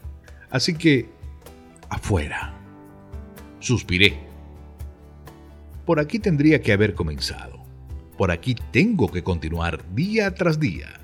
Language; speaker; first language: Spanish; native; Spanish